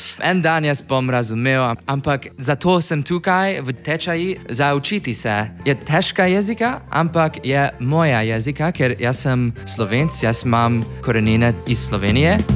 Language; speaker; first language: Slovenian; non-native, learner; English